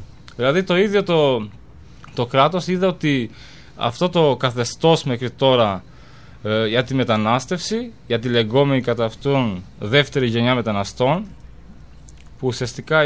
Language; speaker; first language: Greek; non-native, fluent; Albanian